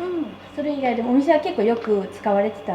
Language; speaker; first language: Japanese; native; Japanese